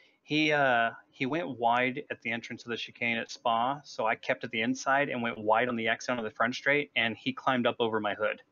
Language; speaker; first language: English; native; English